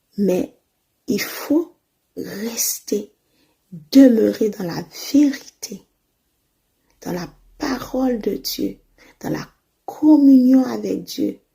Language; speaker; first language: French; non-native, local second language; Haitian Creole